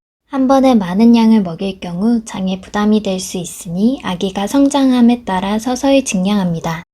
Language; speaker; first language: Korean; native; Korean